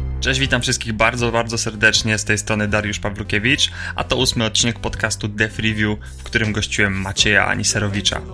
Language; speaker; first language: Polish; native; Polish